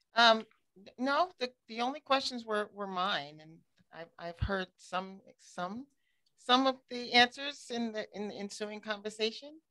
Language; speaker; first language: English; native; English